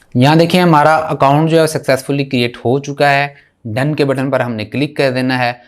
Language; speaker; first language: Urdu; native; Urdu